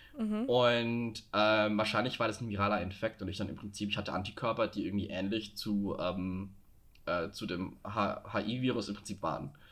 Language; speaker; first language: German; native; German